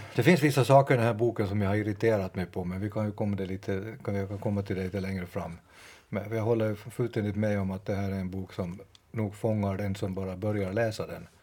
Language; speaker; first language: Swedish; native; Swedish